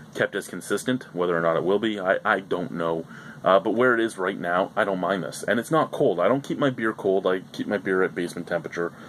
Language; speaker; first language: English; native; English